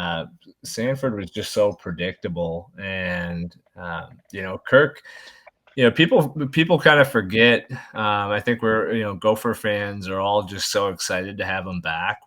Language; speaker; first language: English; native; English